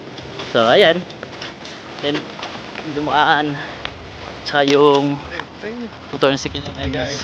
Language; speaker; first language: Filipino; non-native, local second language; Cebuano